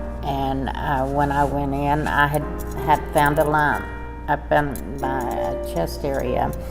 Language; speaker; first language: English; native; English